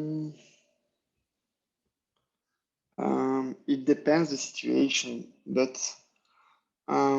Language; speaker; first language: English; non-native, learner; French